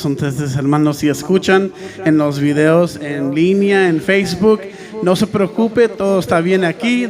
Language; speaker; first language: Spanish; early bilingual, heritage; Spanish